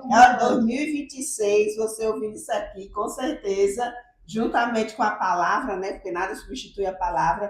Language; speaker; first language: Portuguese; native; Portuguese